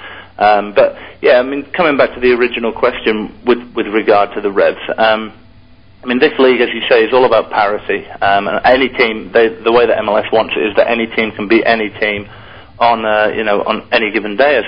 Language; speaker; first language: English; native; English